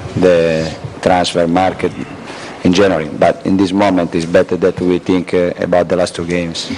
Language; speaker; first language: English; non-native, learner; Italian